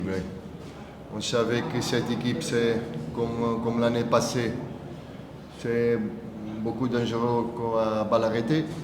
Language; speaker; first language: French; non-native, fluent; Portuguese